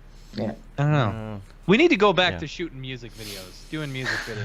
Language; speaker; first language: English; native; English